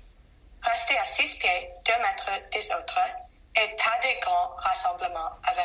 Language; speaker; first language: French; non-native, learner; English